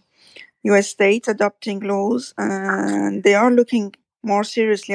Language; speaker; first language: English; non-native, fluent; French